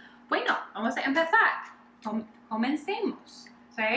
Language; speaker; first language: Spanish; non-native, learner; English